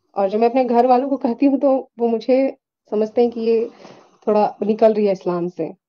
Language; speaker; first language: Hindi; native; Hindi